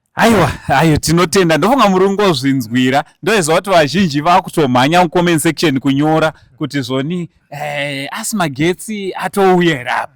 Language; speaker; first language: Shona; native; Shona